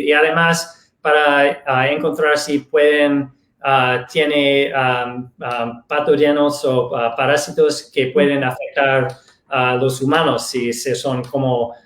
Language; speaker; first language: Spanish; non-native, fluent; English